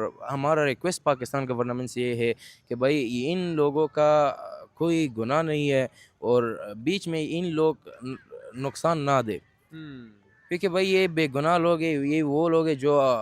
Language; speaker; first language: Hindi; non-native, fluent; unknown